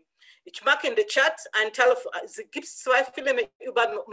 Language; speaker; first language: German; non-native, learner; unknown